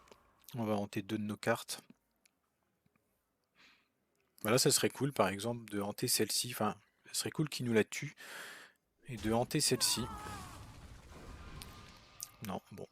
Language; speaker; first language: French; native; French